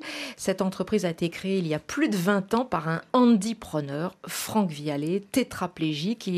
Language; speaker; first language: French; native; French